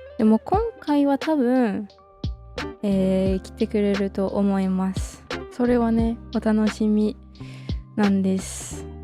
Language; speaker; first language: Japanese; non-native, fluent; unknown